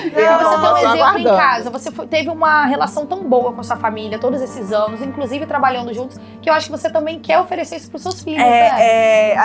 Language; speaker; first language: Portuguese; native; Portuguese